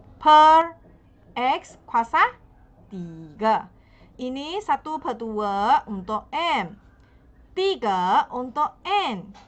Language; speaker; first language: Malay; non-native, local second language; Chinese